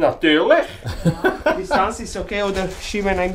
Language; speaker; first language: German; native; German